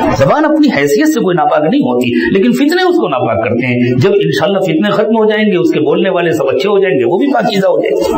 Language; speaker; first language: Urdu; native; Urdu